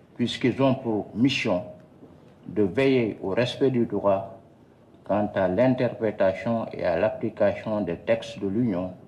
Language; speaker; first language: French; non-native, local second language; Wolof